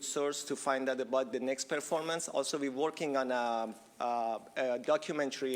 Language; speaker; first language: English; non-native, fluent; Persian